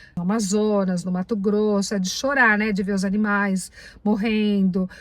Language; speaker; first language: Portuguese; native; Portuguese